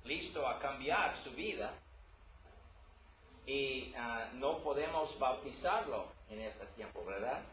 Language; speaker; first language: Spanish; non-native, learner; English